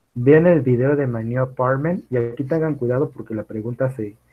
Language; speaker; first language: English; non-native, learner; Spanish